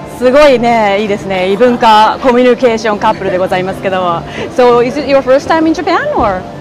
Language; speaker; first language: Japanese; native; Japanese